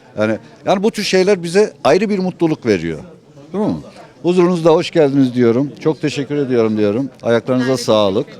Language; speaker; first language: Turkish; native; Turkish